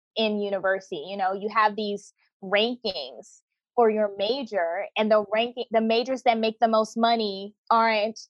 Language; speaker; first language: English; native; English